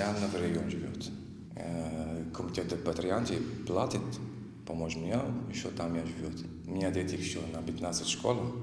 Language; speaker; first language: Russian; non-native, learner; Arabic